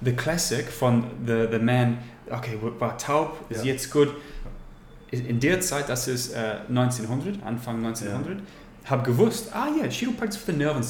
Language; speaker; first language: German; non-native, learner; English